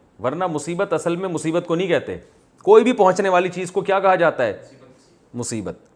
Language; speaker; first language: Urdu; native; Urdu